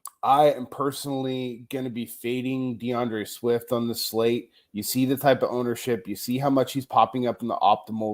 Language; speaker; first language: English; native; English